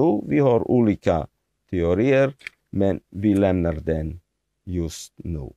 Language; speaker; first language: Swedish; non-native, fluent; Hebrew